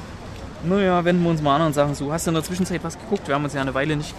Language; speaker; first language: German; native; German